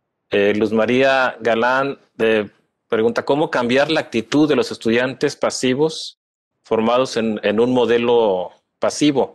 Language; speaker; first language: Spanish; native; Spanish